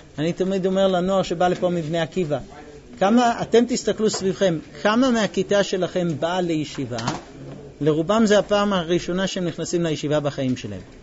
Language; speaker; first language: Hebrew; non-native, fluent; English